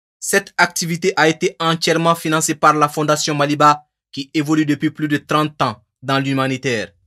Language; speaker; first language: French; non-native, local second language; Bambara